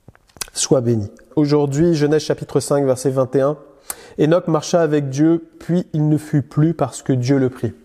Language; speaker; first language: French; native; French